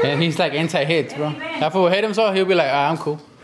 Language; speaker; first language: English; non-native, fluent; Spanish